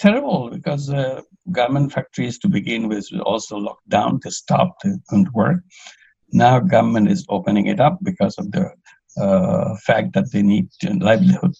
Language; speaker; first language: English; non-native, local second language; Bangla